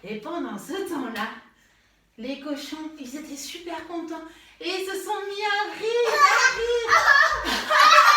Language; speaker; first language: French; native; French